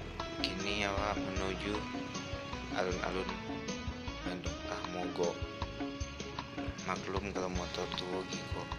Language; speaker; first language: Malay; non-native, local second language; Minangkabau